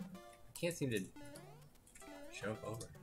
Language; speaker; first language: English; native; English